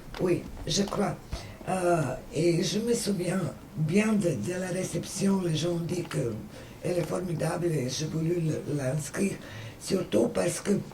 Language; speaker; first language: French; non-native, fluent; Serbian